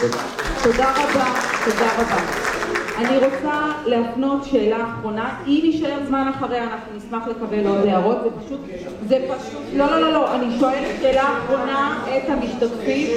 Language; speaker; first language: Hebrew; native; Hebrew